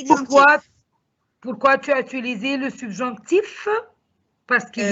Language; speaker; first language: French; non-native, fluent; Arabic